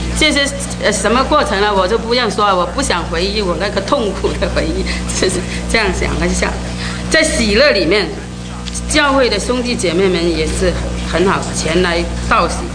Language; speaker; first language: Chinese; non-native, local second language; Cantonese